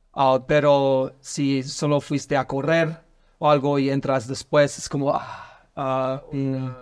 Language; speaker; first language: Spanish; non-native, learner; English